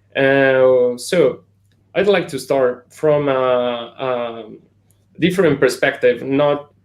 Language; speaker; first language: English; non-native, fluent; Italian